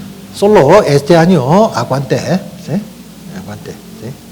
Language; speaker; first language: Spanish; non-native, learner; Korean